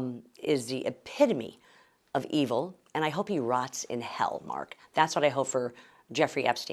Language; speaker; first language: English; native; English